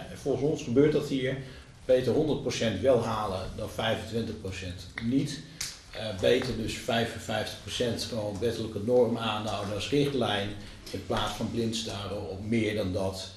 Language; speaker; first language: Dutch; native; Dutch